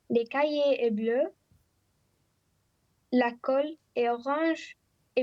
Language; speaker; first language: French; non-native, learner; Romanian